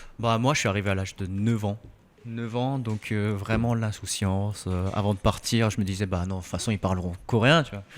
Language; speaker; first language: French; early bilingual, other home language; Korean